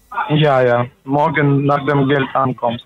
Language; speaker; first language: German; non-native, learner; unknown